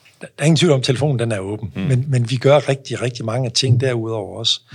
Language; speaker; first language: Danish; native; Danish